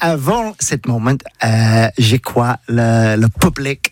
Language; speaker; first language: French; non-native, learner; English